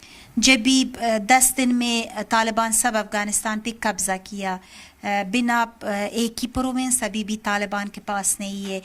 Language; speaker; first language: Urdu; non-native, learner; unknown